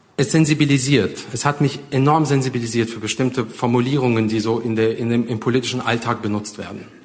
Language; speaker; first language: German; early bilingual, other home language; Russian